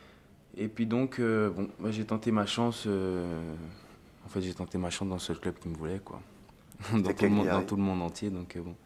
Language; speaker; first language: French; native; French